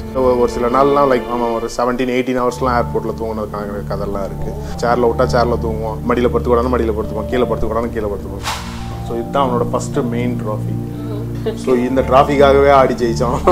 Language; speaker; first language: Tamil; native; Tamil